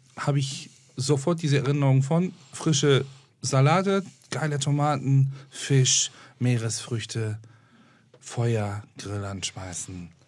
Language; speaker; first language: German; non-native, fluent; Turkish